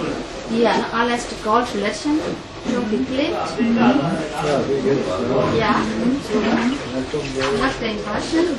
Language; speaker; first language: German; non-native, learner; Burmese